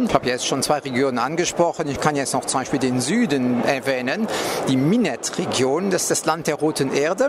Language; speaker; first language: German; non-native, local second language; Luxembourgish